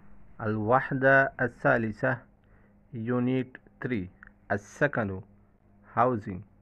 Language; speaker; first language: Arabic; non-native, fluent; Bangla